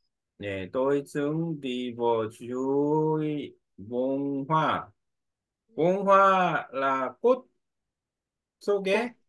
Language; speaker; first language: Vietnamese; non-native, learner; Korean